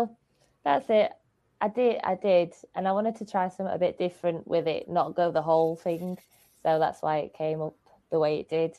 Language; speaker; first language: English; native; English